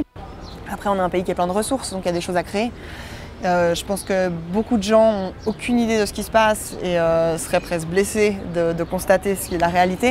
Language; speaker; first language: French; native; French